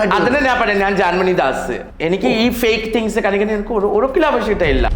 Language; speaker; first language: Malayalam; non-native, learner; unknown